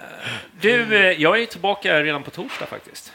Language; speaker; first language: Swedish; native; Swedish